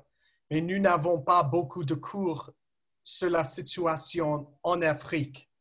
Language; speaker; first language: French; non-native, learner; English